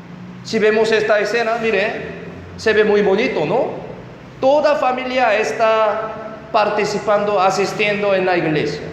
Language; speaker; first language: Spanish; non-native, fluent; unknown